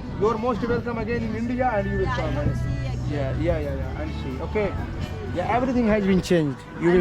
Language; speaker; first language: English; non-native, learner; Hindi